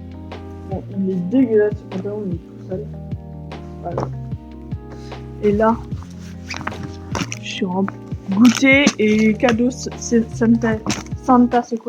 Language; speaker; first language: French; native; French